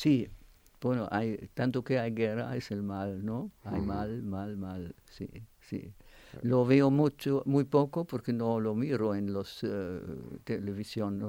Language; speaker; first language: Spanish; non-native, fluent; French